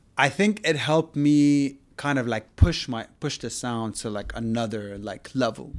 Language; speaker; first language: English; non-native, fluent; Arabic